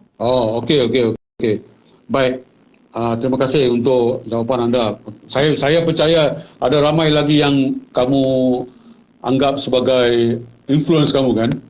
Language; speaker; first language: Malay; native; Malay